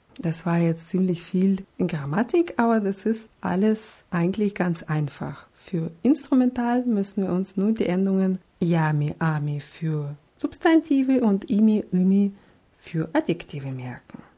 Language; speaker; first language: German; non-native, fluent; Russian